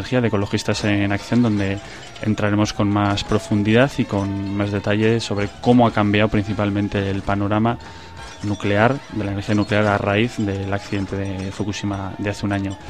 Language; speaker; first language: Spanish; native; Spanish